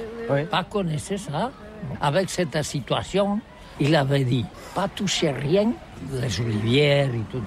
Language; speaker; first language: French; non-native, learner; Catalan